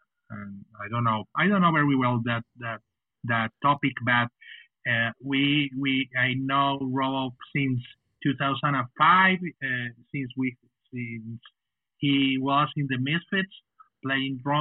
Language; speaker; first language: English; non-native, fluent; Spanish